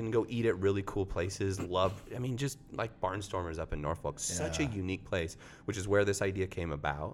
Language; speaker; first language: English; native; English